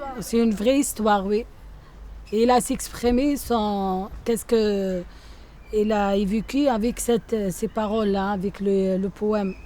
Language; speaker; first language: French; non-native, local second language; Arabic